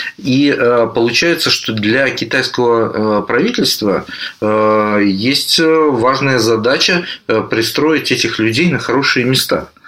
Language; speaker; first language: Russian; native; Russian